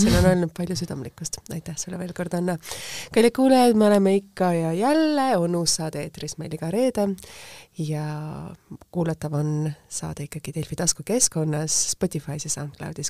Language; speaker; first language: Estonian; native; Estonian